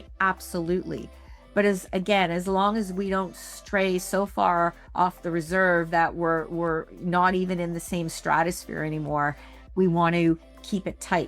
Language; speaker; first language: English; native; English